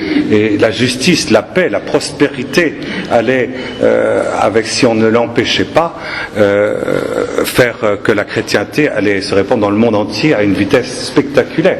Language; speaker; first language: French; native; French